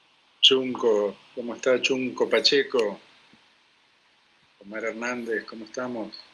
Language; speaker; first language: Spanish; native; Spanish